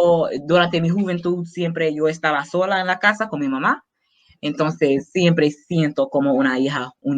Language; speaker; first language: Spanish; non-native, fluent; English